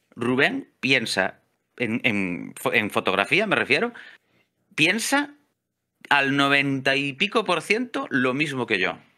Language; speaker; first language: Spanish; native; Spanish